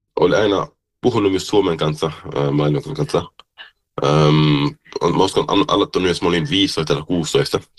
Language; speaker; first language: Finnish; early bilingual, heritage; German